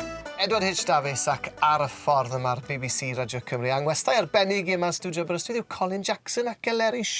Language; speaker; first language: Welsh; native; Welsh